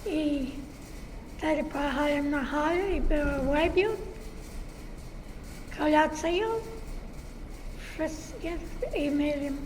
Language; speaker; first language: Polish; early bilingual, heritage; Polish